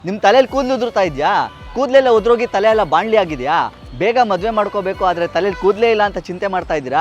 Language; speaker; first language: Kannada; native; Kannada